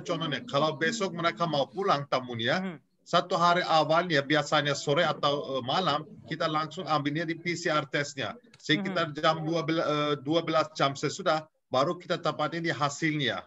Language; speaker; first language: Indonesian; non-native, fluent; Turkish